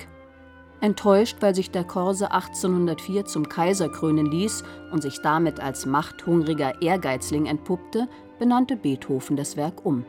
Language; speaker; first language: German; native; German